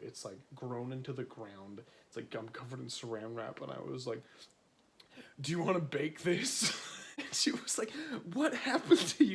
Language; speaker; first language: English; native; English